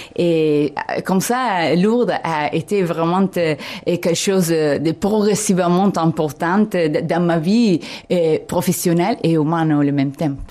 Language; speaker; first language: French; non-native, fluent; Italian